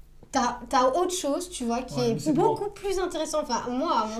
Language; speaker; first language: French; native; French